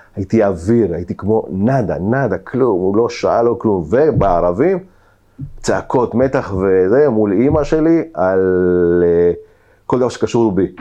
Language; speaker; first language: Hebrew; early bilingual, other home language; Spanish